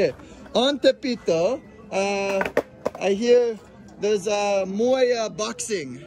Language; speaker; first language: Spanish; non-native, learner; English